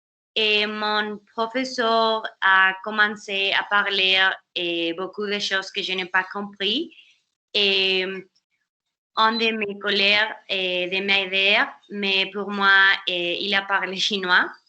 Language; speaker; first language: French; non-native, learner; Spanish